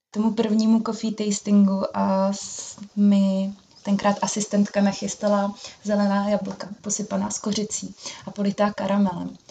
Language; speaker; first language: Czech; native; Czech